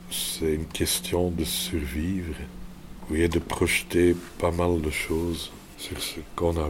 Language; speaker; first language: French; non-native, local second language; Dutch